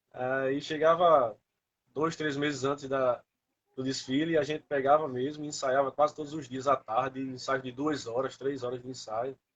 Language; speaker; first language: Portuguese; native; Portuguese